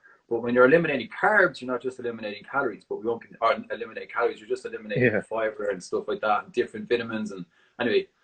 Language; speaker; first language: English; native; English